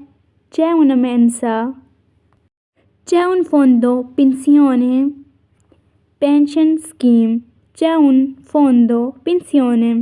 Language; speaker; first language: Italian; non-native, fluent; Urdu